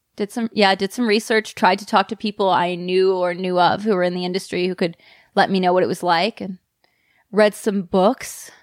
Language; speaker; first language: English; native; English